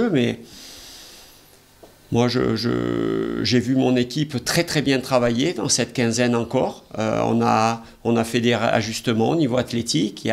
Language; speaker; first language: French; native; French